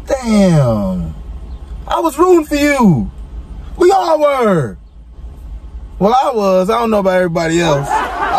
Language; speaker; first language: English; native; English